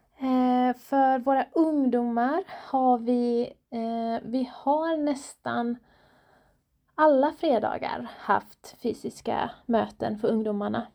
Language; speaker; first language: Swedish; non-native, fluent; Persian